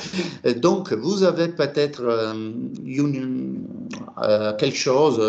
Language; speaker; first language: French; non-native, fluent; Italian